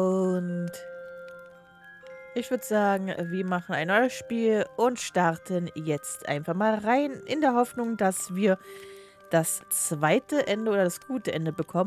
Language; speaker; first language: German; native; German